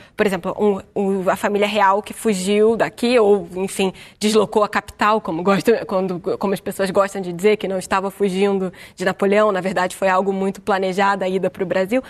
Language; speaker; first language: Portuguese; native; Portuguese